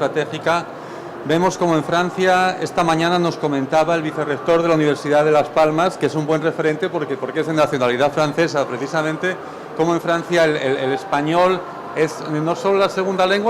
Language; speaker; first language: Spanish; native; Spanish